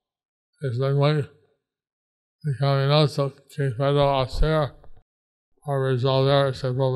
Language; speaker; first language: Spanish; non-native, learner; English